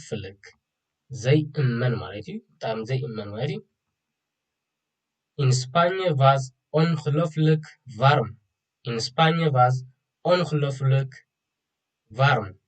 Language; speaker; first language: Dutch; non-native, fluent; Tigrinya